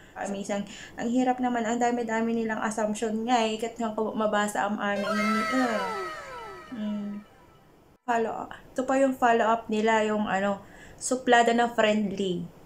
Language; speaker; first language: Filipino; non-native, local second language; Iloko